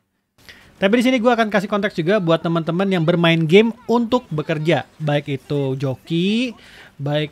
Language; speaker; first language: Indonesian; native; Indonesian